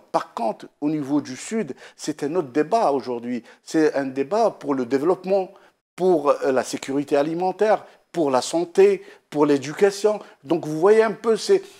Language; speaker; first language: French; non-native, local second language; Arabic